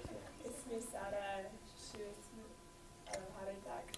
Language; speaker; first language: Arabic; non-native, learner; English